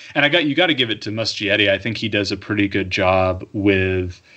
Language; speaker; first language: English; native; English